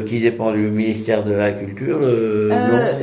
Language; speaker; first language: French; native; French